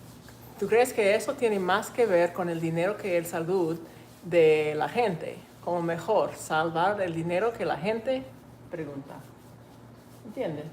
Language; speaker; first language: Spanish; non-native, learner; English